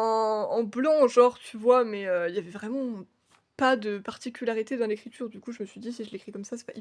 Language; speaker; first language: French; native; French